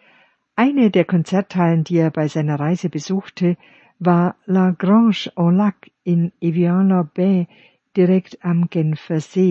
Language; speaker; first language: German; native; German